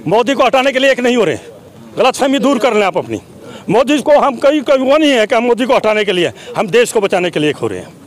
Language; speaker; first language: Hindi; native; Hindi